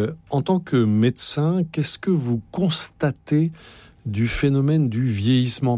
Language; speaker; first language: French; native; French